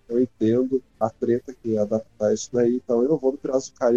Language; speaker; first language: Portuguese; native; Portuguese